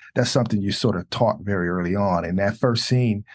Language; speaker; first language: English; native; English